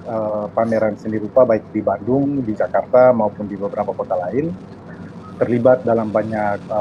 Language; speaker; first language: Indonesian; native; Indonesian